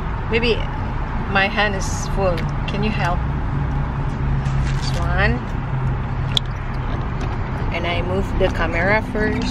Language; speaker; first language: English; non-native, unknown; Indonesian